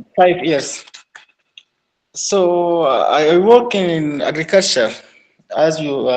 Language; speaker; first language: English; non-native, learner; Arabic